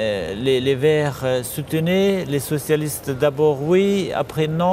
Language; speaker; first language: French; non-native, fluent; Kurdish